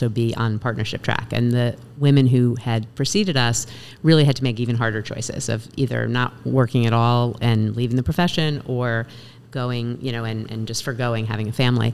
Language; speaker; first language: English; native; English